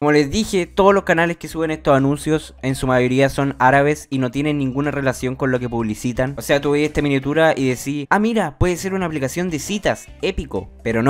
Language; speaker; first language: Spanish; native; Spanish